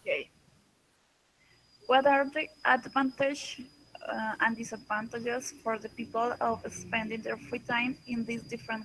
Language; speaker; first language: English; non-native, learner; Spanish